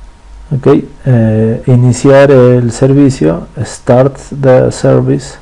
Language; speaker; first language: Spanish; native; Spanish